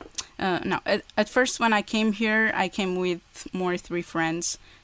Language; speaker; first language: English; non-native, fluent; Portuguese